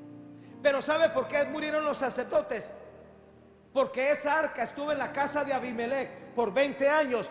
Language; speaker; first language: Spanish; native; Spanish